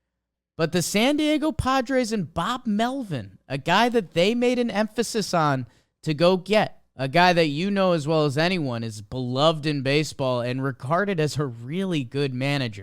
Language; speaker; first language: English; native; English